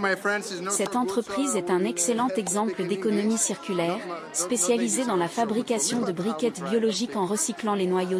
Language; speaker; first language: French; native; French